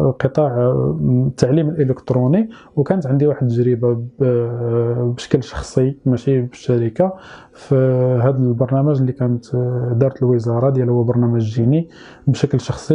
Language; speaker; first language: Arabic; native; Arabic